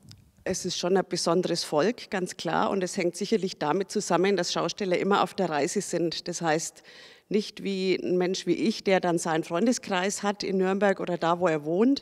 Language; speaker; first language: German; native; German